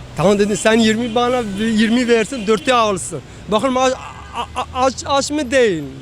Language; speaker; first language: Turkish; non-native, local second language; Kurdish